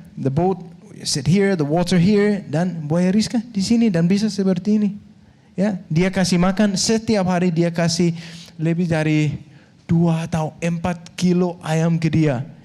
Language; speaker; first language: Indonesian; non-native, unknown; Danish